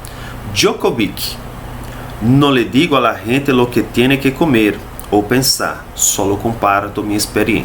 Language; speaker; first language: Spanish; non-native, fluent; Portuguese